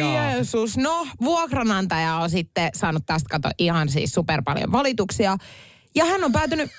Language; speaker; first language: Finnish; native; Finnish